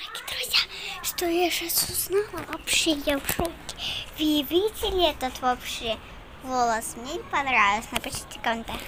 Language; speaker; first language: Russian; early bilingual, heritage; Russian